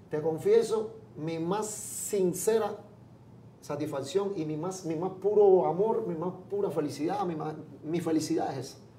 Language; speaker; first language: Spanish; native; Spanish